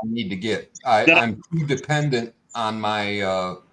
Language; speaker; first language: English; native; English